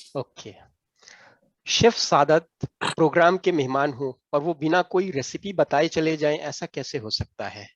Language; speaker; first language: Hindi; native; Hindi